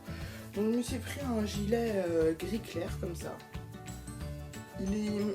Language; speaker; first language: French; native; French